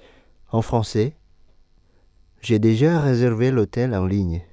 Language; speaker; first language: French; non-native, fluent; Indonesian